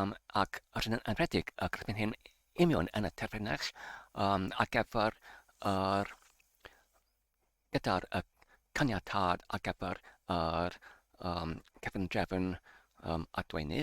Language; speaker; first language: Welsh; non-native, learner; English